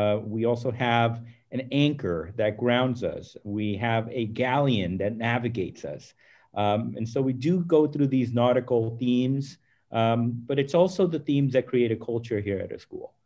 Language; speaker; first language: English; early bilingual, other home language; Spanish